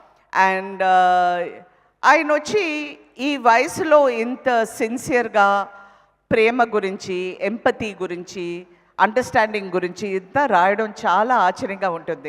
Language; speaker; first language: Telugu; non-native, fluent; Tamil